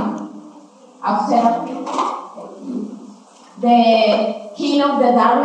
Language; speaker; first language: English; non-native, learner; Spanish